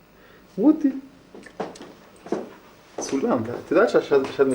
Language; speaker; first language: Hebrew; native; Hebrew